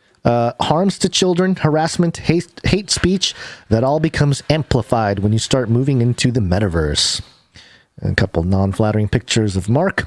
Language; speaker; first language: English; native; English